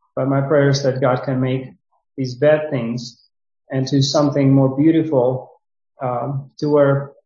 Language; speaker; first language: English; non-native, fluent; Ukrainian